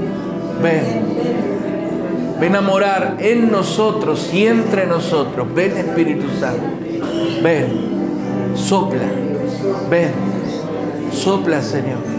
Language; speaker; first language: Spanish; native; Spanish